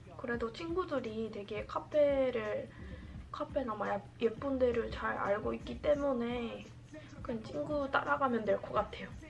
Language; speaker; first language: Korean; non-native, fluent; Japanese